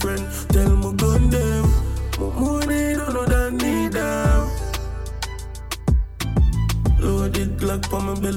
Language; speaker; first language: English; native; English